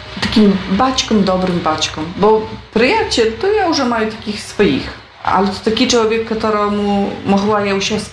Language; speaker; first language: Polish; non-native, local second language; Ukrainian